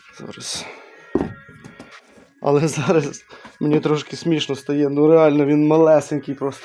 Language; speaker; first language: Ukrainian; native; Ukrainian